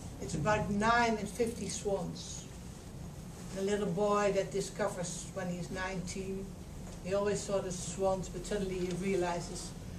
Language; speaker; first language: English; non-native, fluent; Dutch